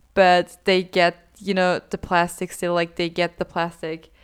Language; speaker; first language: English; non-native, fluent; German